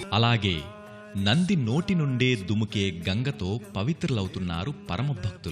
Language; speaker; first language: Telugu; native; Telugu